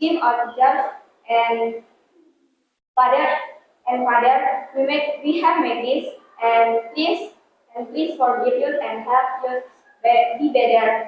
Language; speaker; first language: English; non-native, learner; Indonesian